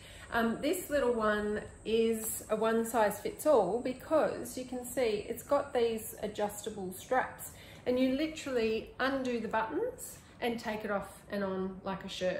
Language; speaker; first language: English; native; English